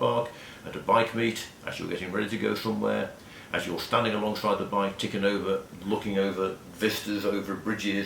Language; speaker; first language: English; native; English